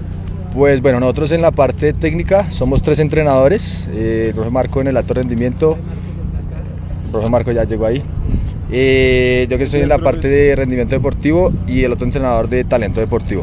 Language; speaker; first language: Spanish; native; Spanish